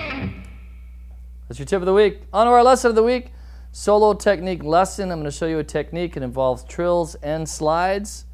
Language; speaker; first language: English; native; English